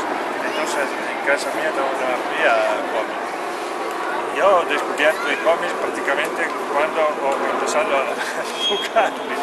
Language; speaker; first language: Spanish; non-native, learner; Italian